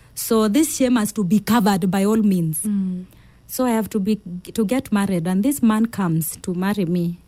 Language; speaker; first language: English; non-native, local second language; Kamba